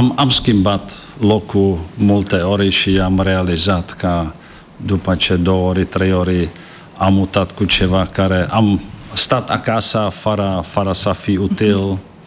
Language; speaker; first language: Romanian; non-native, learner; Czech